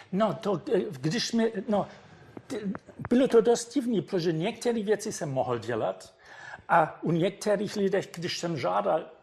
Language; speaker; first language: Czech; non-native, fluent; German